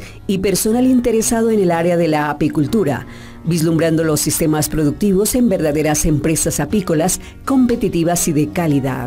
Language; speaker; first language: Spanish; native; Spanish